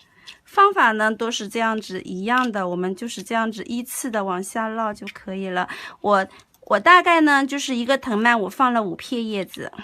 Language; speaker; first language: Chinese; native; Chinese